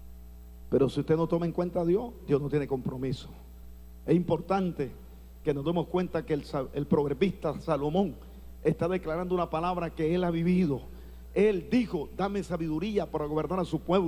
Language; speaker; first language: Spanish; native; Spanish